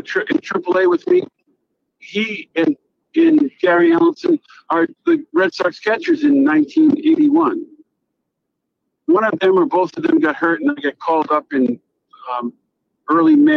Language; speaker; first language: English; native; English